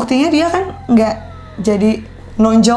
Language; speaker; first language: Indonesian; native; Indonesian